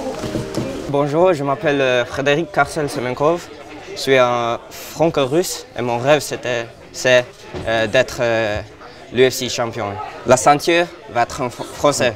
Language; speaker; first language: French; early bilingual, heritage; French